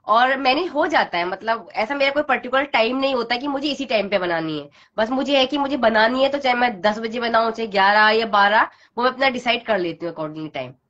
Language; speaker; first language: Hindi; native; Hindi